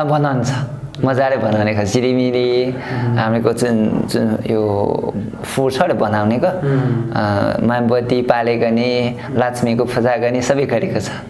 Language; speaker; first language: Nepali; non-native, learner; Chinese